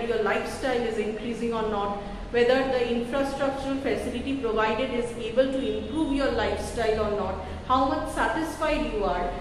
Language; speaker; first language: English; non-native, local second language; Bangla